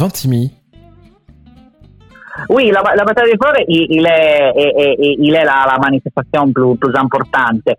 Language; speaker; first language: French; non-native, learner; Italian